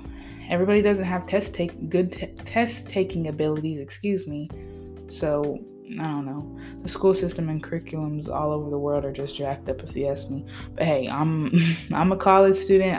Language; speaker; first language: English; native; English